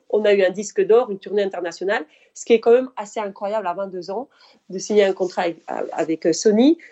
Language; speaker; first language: French; non-native, fluent; Spanish